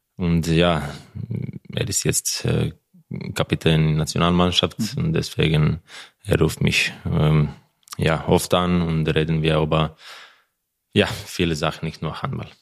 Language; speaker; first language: German; non-native, learner; Croatian